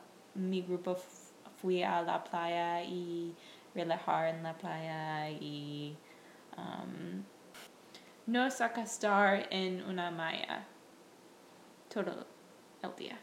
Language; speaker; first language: Spanish; non-native, learner; English